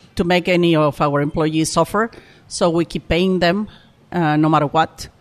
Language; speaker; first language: English; non-native, fluent; Spanish